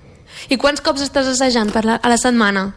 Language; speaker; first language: Catalan; native; Catalan